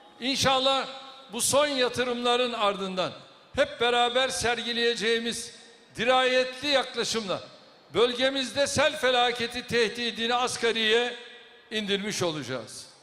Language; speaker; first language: Turkish; native; Turkish